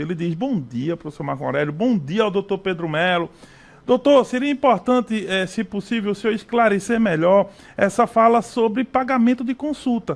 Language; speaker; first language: Portuguese; native; Portuguese